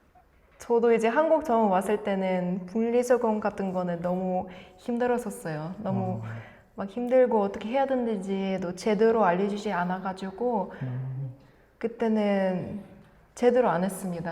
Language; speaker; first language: Korean; non-native, fluent; Russian